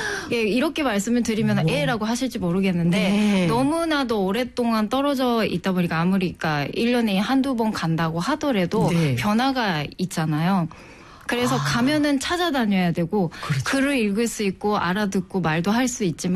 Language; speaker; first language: Korean; non-native, fluent; Japanese